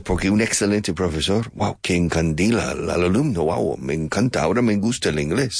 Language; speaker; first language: Spanish; non-native, fluent; English